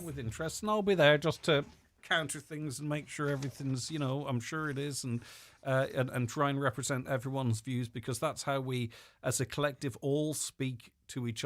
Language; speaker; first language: English; native; English